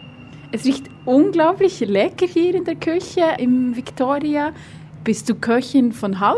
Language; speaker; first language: German; native; German